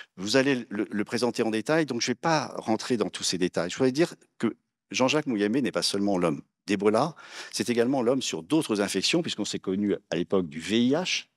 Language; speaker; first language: French; native; French